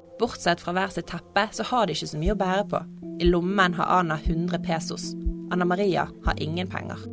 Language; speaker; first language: Norwegian; native; Norwegian